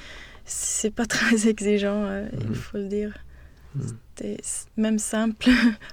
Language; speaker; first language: French; non-native, fluent; Swedish